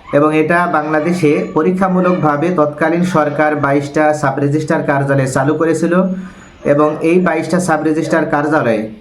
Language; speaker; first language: Bangla; native; Bangla